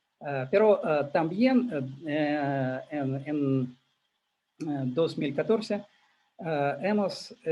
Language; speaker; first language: Spanish; non-native, learner; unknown